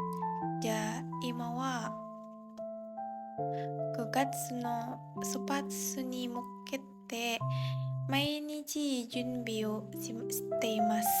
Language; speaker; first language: Japanese; non-native, learner; Indonesian